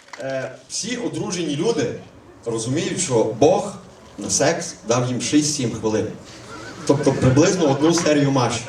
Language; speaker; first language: Ukrainian; native; Ukrainian